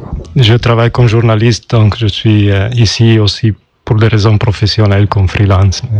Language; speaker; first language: French; non-native, local second language; German